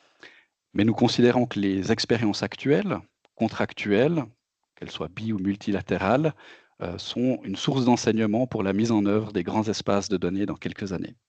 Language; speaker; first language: French; native; French